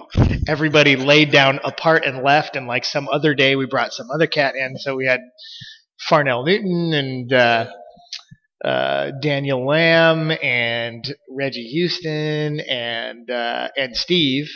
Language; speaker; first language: English; native; English